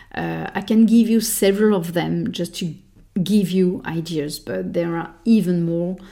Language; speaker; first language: English; non-native, fluent; French